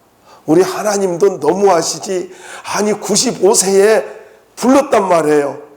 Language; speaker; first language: Korean; native; Korean